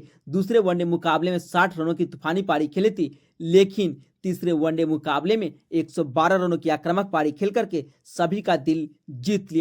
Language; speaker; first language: Hindi; native; Hindi